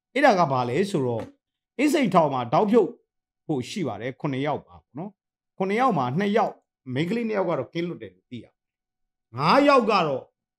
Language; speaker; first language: Burmese; non-native, local second language; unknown